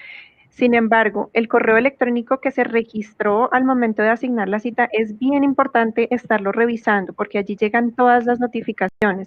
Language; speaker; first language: Spanish; native; Spanish